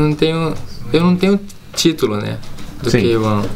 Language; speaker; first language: Portuguese; early bilingual, heritage; Portuguese